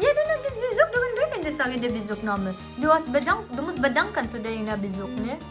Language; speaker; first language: German; non-native, learner; Filipino